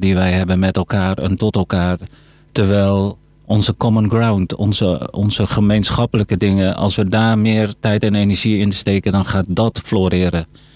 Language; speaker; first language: Dutch; early bilingual, other home language; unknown